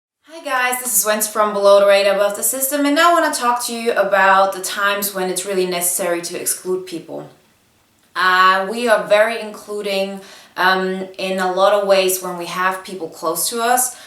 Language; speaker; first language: English; non-native, fluent; Bulgarian